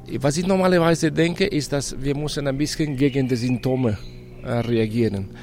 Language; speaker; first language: German; non-native, fluent; Spanish